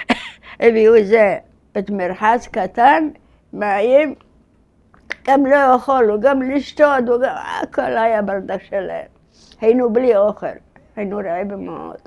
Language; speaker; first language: Hebrew; early bilingual, other home language; Arabic